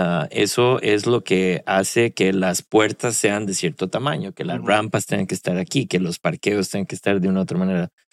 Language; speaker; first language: Spanish; early bilingual, heritage; Spanish